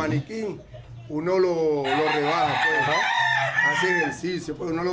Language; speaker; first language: Spanish; native; Spanish